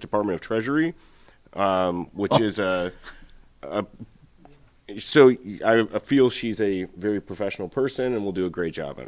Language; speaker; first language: English; native; English